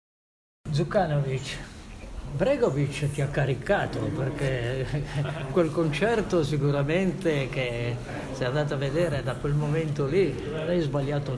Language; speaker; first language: Italian; native; Italian